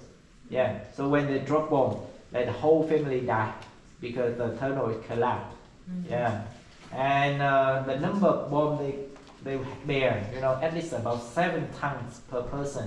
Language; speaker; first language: English; non-native, fluent; Vietnamese